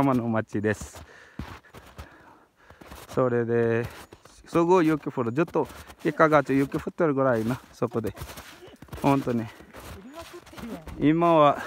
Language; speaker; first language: Japanese; non-native, learner; Hindi